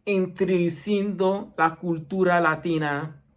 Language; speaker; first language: Spanish; early bilingual, heritage; Spanish